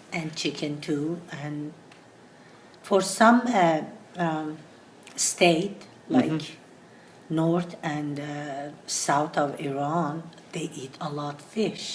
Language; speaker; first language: English; non-native, learner; Persian